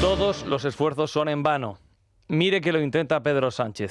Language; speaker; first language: Spanish; native; Spanish